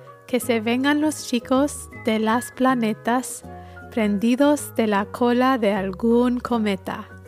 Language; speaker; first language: Spanish; early bilingual, other home language; English